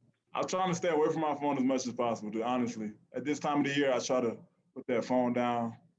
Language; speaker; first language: English; native; English